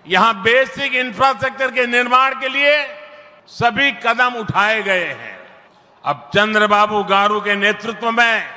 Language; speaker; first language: Hindi; non-native, local second language; Gujarati